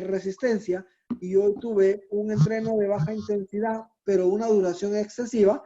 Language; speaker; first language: Spanish; native; Spanish